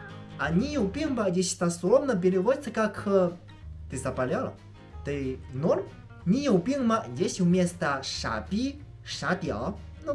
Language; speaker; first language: Russian; non-native, fluent; Chinese